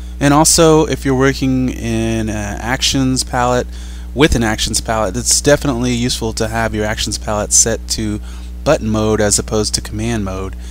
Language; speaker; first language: English; native; English